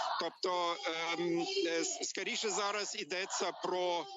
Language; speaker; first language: Ukrainian; non-native, learner; German